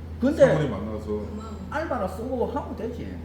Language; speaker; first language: Korean; native; Korean